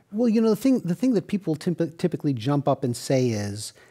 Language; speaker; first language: English; native; English